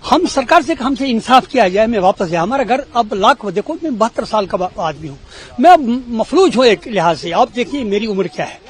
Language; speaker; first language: Urdu; non-native, local second language; Kashmiri